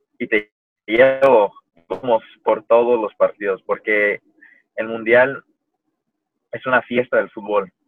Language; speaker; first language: Spanish; early bilingual, heritage; Spanish